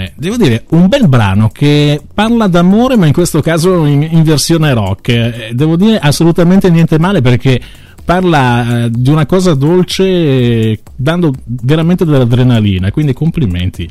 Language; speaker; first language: Italian; native; Italian